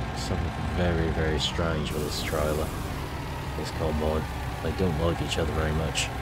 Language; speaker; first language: English; native; English